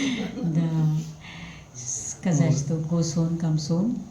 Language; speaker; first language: Russian; non-native, fluent; Hindi